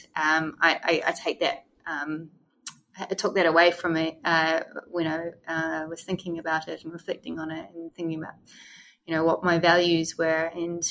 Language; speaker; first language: English; native; English